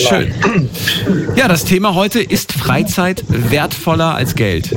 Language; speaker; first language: German; native; German